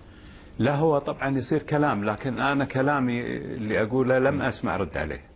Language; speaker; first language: Arabic; native; Arabic